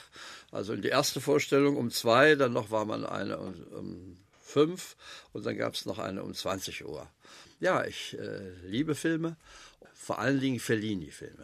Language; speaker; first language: German; native; German